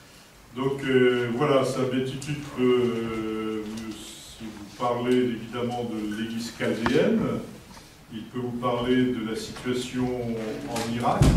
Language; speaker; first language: French; native; French